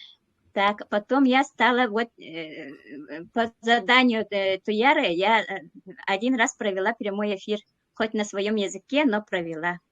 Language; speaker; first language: Russian; non-native, local second language; Yakut